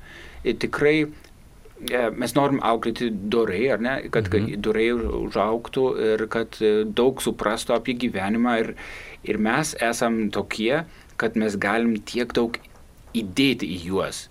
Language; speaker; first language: Lithuanian; non-native, fluent; German